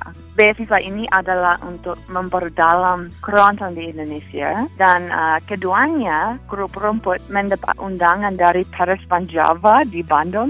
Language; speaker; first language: Indonesian; non-native, fluent; English